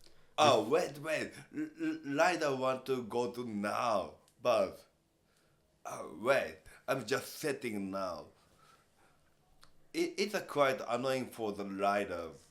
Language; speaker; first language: English; non-native, learner; Japanese